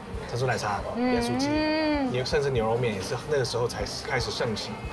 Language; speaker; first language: Chinese; native; Chinese